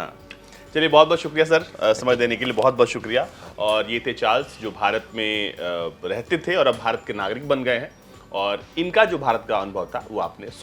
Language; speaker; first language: Hindi; native; Hindi